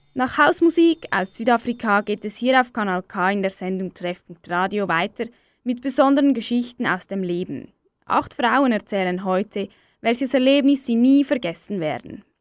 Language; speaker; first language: German; native; German